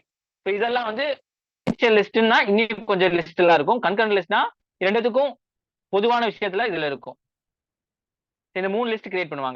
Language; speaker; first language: Tamil; native; Tamil